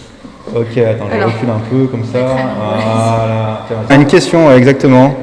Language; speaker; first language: French; native; French